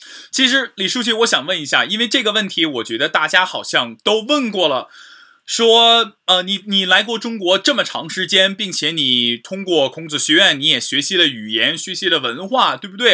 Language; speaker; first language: Chinese; native; Chinese